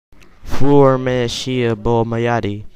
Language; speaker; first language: Irish; non-native, local second language; English